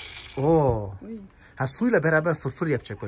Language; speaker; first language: Turkish; native; Turkish